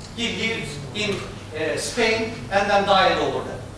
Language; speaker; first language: English; non-native, learner; Turkish